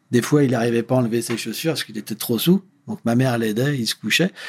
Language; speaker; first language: French; native; French